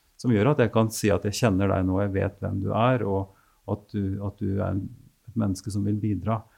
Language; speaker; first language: Norwegian; native; Norwegian